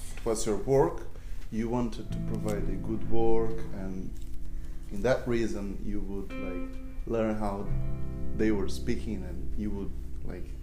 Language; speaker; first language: English; non-native, fluent; Portuguese